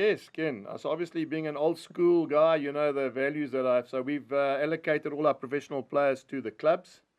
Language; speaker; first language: English; native; English